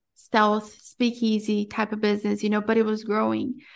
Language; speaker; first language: English; non-native, fluent; Portuguese